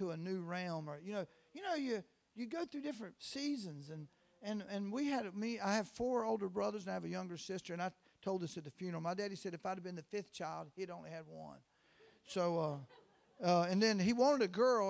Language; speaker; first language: English; native; English